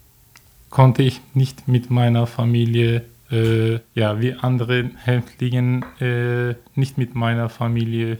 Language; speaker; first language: German; non-native, learner; Turkish